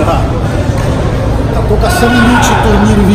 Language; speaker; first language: Russian; non-native, learner; Portuguese